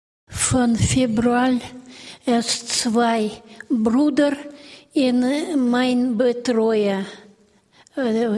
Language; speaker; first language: German; non-native, learner; Russian